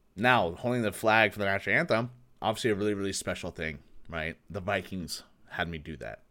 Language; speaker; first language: English; native; English